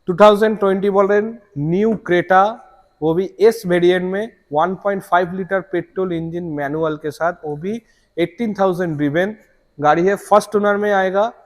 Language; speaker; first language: Hindi; non-native, local second language; Bangla